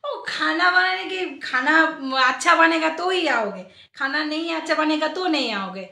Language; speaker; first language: Hindi; non-native, local second language; Bangla